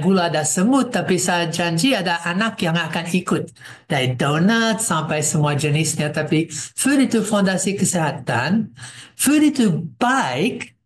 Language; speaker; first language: Indonesian; non-native, fluent; English